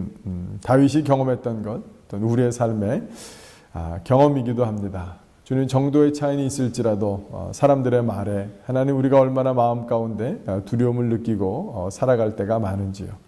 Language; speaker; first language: Korean; native; Korean